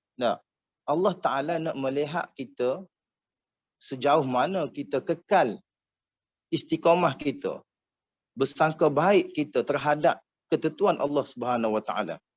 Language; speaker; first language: Malay; native; Malay